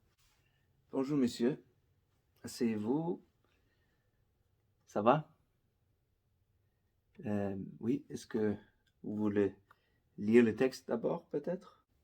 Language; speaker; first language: French; non-native, fluent; Faroese